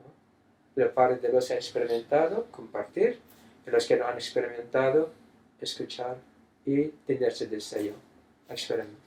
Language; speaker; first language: Spanish; non-native, fluent; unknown